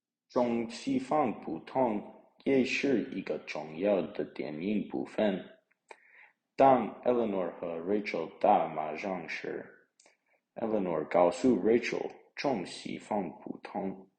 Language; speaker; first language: Chinese; non-native, learner; English